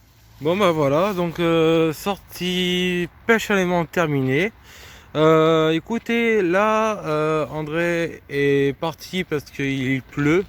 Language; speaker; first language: French; native; French